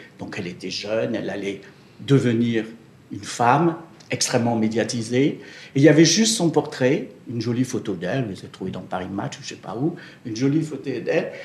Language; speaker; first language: French; native; French